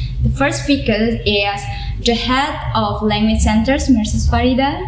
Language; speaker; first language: English; non-native, learner; Indonesian